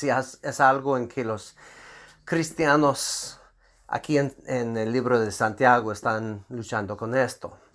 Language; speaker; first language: Spanish; non-native, fluent; English